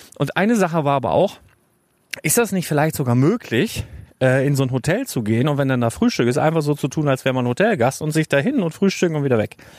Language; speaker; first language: German; native; German